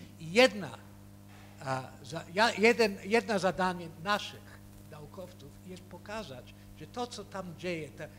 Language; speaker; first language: Polish; early bilingual, heritage; Polish